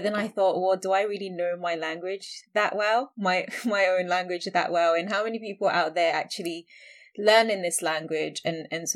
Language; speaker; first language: English; non-native, local second language; Akan